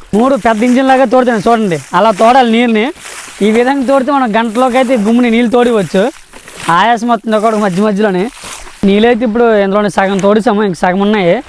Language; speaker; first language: Telugu; non-native, local second language; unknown